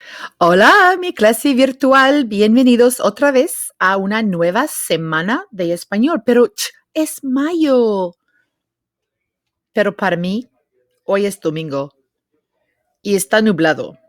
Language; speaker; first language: Spanish; non-native, fluent; English